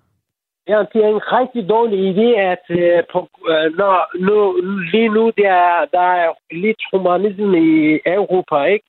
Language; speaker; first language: Danish; non-native, learner; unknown